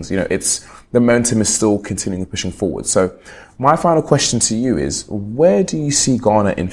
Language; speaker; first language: English; native; English